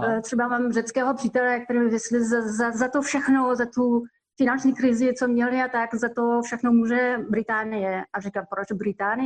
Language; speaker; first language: Czech; non-native, fluent; French